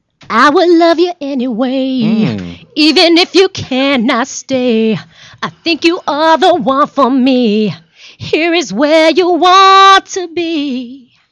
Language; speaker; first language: English; native; English